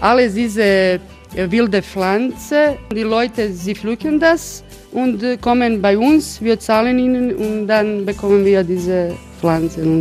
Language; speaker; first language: German; non-native, fluent; Croatian